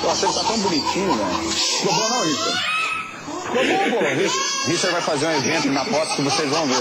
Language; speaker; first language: Portuguese; native; Portuguese